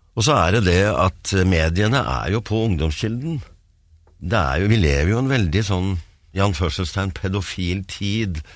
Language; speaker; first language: Norwegian; native; Norwegian